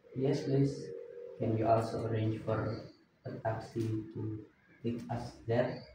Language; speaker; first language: English; non-native, learner; Indonesian